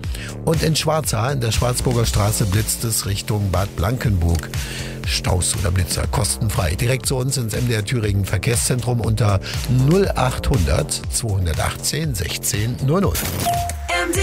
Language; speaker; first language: German; native; German